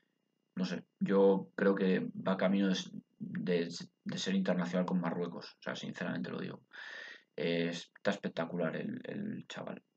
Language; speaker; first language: Spanish; native; Spanish